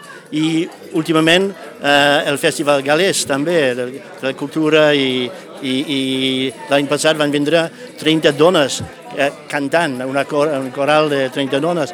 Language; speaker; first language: Catalan; non-native, fluent; English